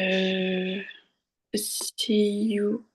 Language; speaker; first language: English; non-native, learner; French